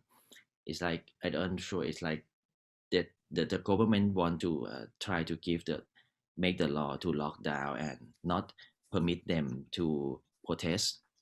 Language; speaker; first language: English; non-native, learner; Thai